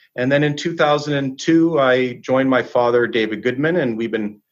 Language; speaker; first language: English; native; English